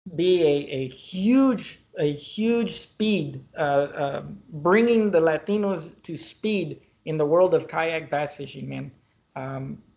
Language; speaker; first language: English; early bilingual, other home language; Spanish